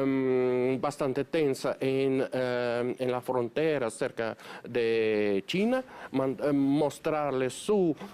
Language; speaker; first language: Spanish; non-native, fluent; Russian